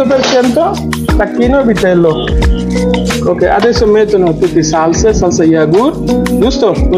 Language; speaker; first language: Italian; non-native, learner; Bangla